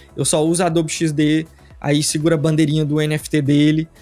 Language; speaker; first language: Portuguese; native; Portuguese